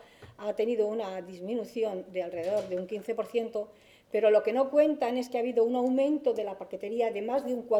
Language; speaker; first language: Spanish; native; Spanish